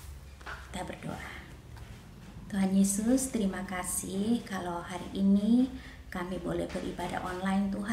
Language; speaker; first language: Indonesian; native; Indonesian